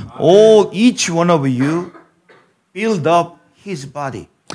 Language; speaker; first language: English; non-native, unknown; Korean